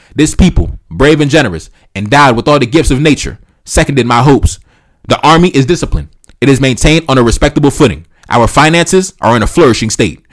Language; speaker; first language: English; early bilingual, other home language; Haitian Creole